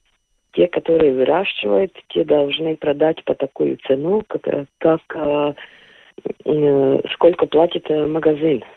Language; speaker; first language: Russian; non-native, local second language; Latvian